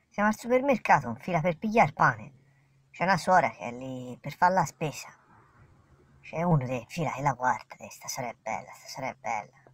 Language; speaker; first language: Italian; native; Italian